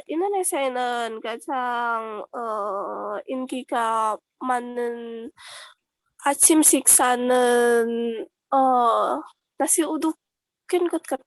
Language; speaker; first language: Korean; non-native, learner; Indonesian